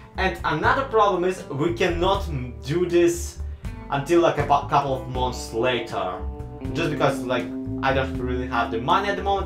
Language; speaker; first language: English; non-native, fluent; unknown